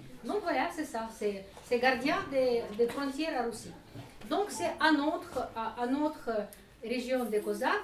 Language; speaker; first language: French; non-native, learner; Russian